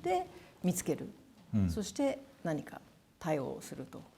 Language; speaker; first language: Japanese; native; Japanese